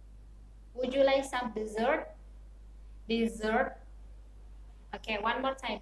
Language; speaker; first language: English; non-native, fluent; Indonesian